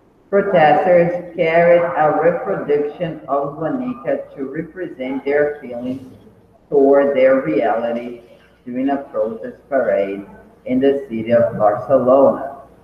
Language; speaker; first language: English; non-native, fluent; Portuguese